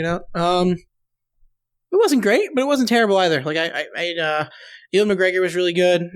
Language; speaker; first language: English; native; English